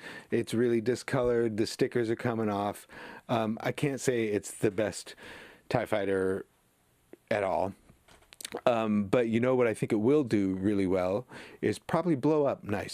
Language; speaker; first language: English; native; English